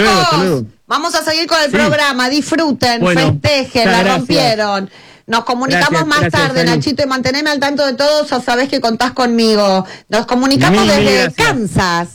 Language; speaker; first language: Spanish; native; Spanish